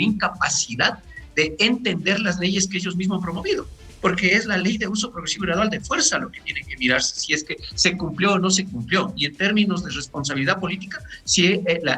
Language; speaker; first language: Spanish; native; Spanish